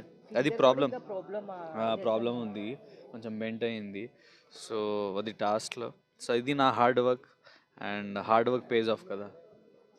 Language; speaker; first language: Telugu; non-native, local second language; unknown